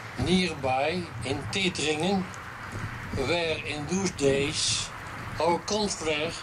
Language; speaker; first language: English; non-native, fluent; Dutch